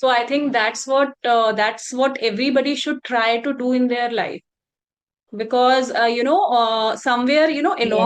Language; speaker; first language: English; non-native, local second language; Hindi